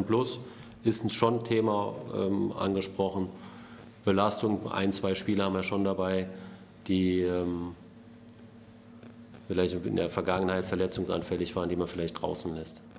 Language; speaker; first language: German; native; German